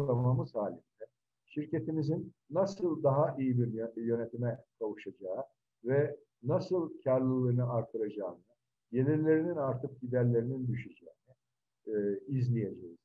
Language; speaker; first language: Turkish; native; Turkish